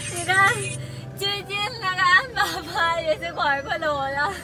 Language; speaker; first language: Chinese; non-native, learner; Lao